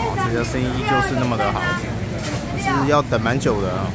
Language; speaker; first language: Chinese; native; Chinese